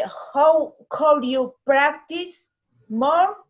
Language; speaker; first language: English; non-native, learner; Spanish